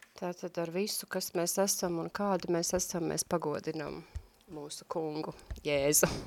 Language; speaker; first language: Latvian; native; Latvian